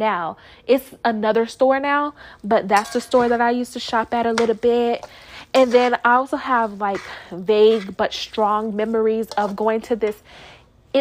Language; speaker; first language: English; native; English